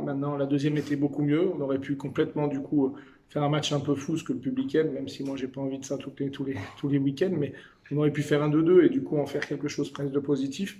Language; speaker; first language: French; native; French